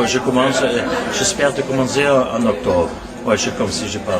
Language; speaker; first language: French; non-native, learner; Norwegian